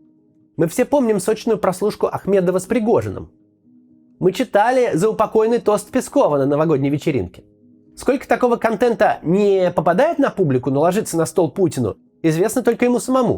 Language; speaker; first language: Russian; native; Russian